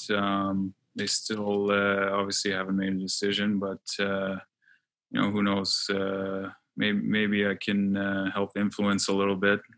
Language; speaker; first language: English; native; English